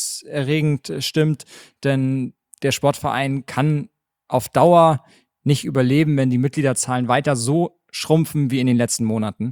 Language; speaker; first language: German; native; German